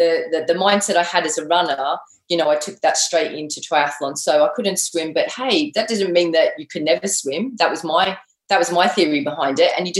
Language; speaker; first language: English; native; English